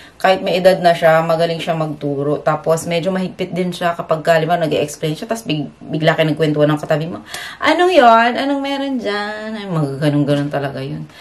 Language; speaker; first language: Filipino; native; Filipino